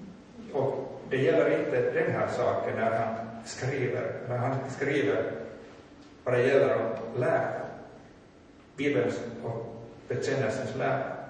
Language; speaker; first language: Swedish; non-native, local second language; Finnish